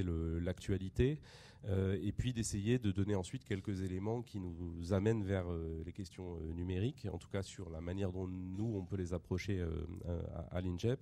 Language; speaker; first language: French; native; French